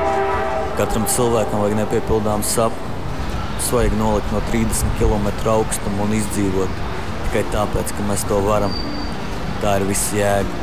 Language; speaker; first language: Latvian; native; Latvian